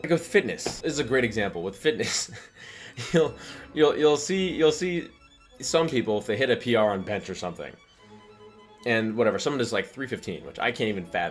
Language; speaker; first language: English; native; English